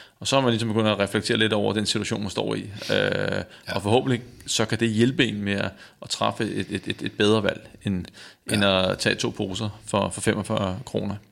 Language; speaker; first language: Danish; native; Danish